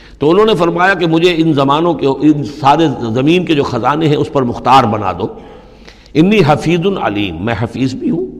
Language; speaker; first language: Urdu; non-native, local second language; Punjabi